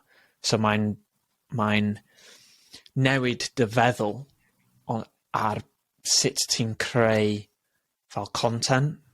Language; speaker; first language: Welsh; non-native, local second language; English